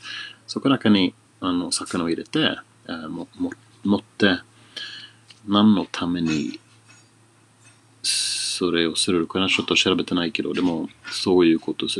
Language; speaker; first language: Japanese; non-native, fluent; Swedish